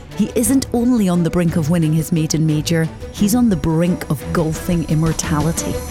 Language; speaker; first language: English; native; English